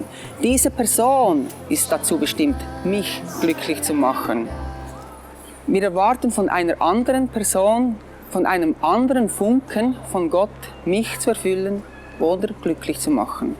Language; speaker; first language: German; non-native, fluent; English